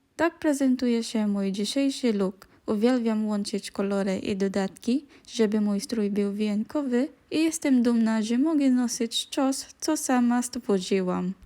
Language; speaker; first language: Polish; non-native, learner; Filipino